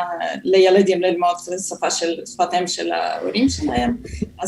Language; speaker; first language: Hebrew; non-native, fluent; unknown